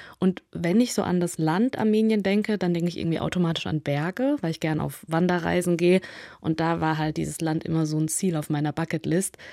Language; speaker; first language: German; native; German